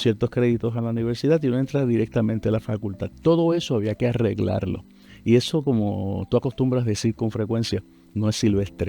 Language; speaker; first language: Spanish; native; Spanish